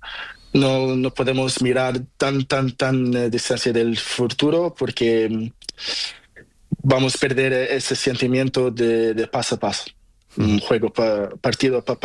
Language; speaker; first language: Spanish; non-native, learner; Portuguese